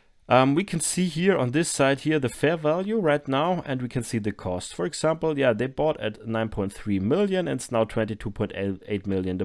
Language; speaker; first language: English; non-native, fluent; German